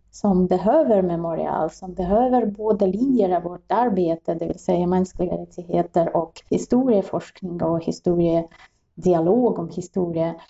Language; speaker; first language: Swedish; non-native, fluent; Russian